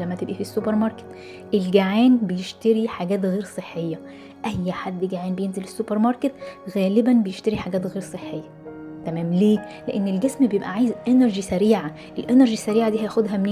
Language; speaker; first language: Arabic; native; Arabic